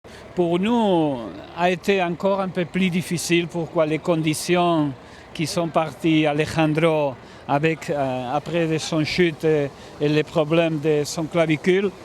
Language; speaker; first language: French; non-native, learner; Spanish